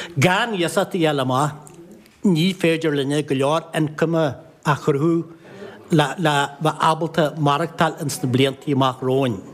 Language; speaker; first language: Irish; native; Irish